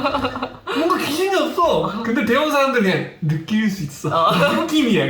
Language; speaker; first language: Korean; native; Korean